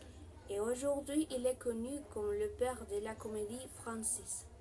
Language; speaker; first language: French; non-native, learner; Spanish